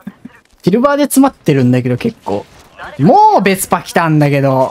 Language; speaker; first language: Japanese; native; Japanese